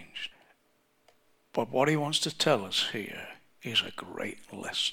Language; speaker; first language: English; native; English